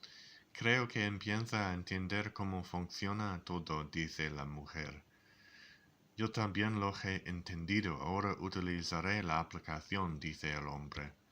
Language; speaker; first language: Spanish; non-native, learner; English